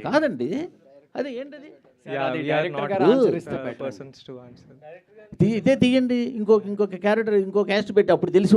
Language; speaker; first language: Telugu; native; Telugu